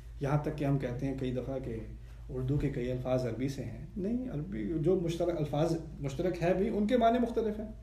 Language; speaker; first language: Urdu; early bilingual, heritage; Urdu